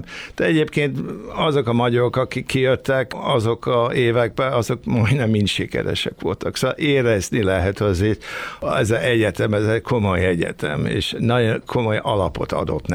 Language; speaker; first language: Hungarian; early bilingual, heritage; Hungarian